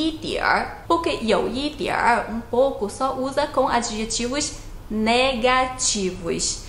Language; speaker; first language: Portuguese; non-native, fluent; Chinese